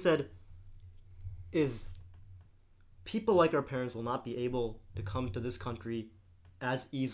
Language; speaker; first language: English; native; English